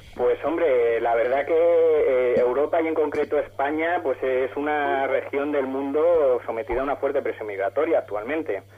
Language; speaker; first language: Spanish; native; Spanish